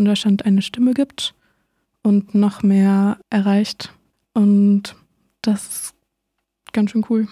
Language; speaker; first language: German; native; German